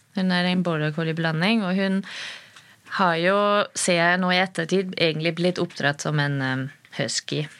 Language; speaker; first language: Norwegian; non-native, fluent; German